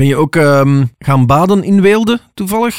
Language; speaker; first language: Dutch; native; Dutch